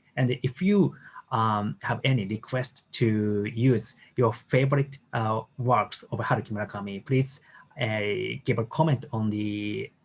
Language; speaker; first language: English; non-native, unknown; Japanese